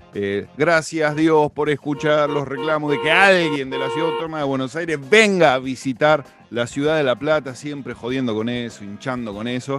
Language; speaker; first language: Spanish; native; Spanish